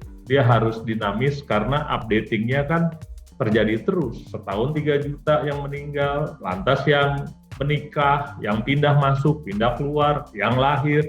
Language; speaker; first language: Indonesian; native; Indonesian